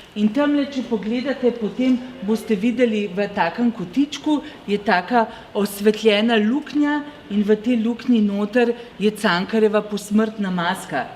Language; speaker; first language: Slovenian; native; Slovenian